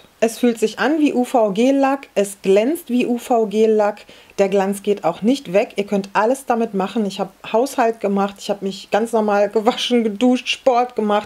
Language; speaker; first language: German; native; German